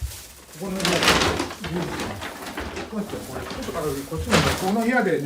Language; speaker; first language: Japanese; native; Japanese